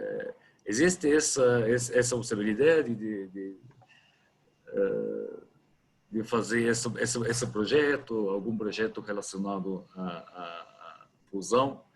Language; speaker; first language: Portuguese; non-native, fluent; Arabic